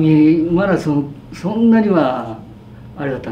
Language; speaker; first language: Japanese; native; Japanese